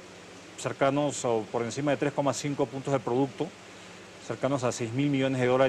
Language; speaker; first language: Spanish; native; Spanish